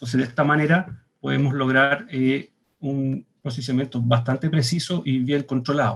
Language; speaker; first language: Spanish; native; Spanish